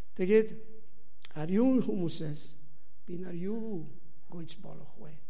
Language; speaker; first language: Mongolian; non-native, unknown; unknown